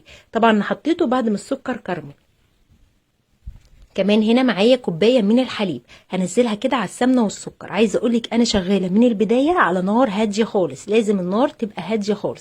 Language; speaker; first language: Arabic; native; Arabic